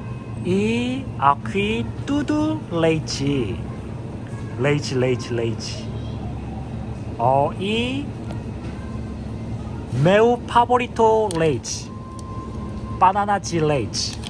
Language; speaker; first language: Portuguese; non-native, learner; Korean